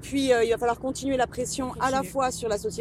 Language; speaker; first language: French; native; French